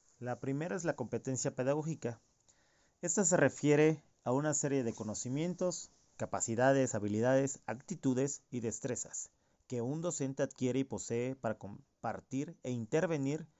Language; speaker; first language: Spanish; native; Spanish